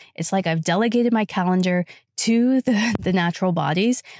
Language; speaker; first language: English; native; English